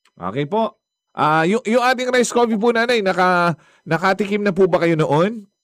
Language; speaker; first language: Filipino; non-native, local second language; Waray